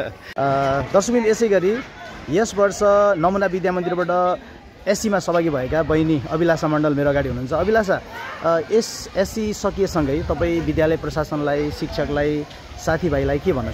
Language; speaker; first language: Nepali; native; Nepali